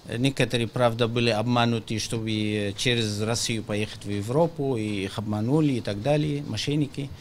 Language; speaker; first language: Russian; non-native, fluent; Arabic